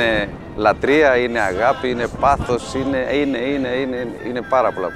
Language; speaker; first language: Greek; native; Greek